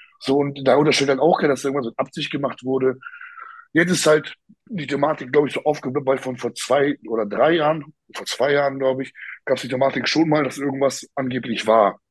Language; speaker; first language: German; native; German